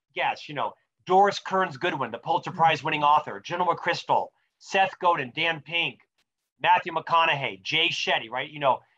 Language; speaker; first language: English; native; English